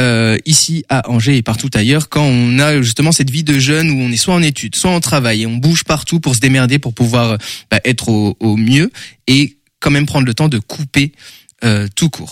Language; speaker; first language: French; native; French